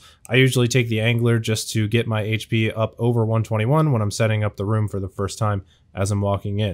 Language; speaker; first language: English; native; English